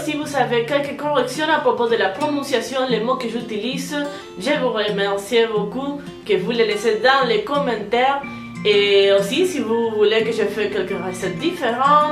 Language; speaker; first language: French; non-native, fluent; Spanish